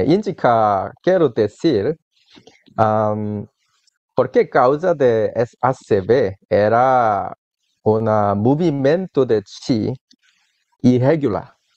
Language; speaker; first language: Spanish; non-native, learner; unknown